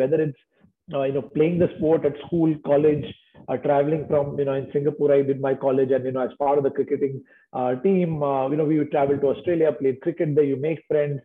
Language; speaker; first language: English; non-native, local second language; Marathi